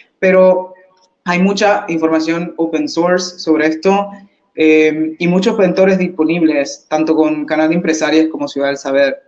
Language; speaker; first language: Spanish; early bilingual, heritage; English